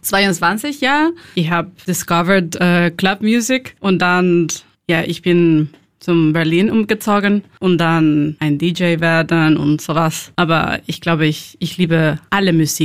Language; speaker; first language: German; non-native, learner; Spanish